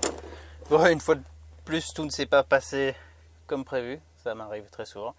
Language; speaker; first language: French; native; French